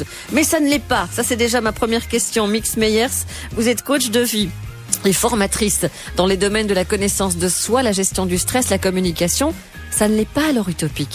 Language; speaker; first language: French; native; French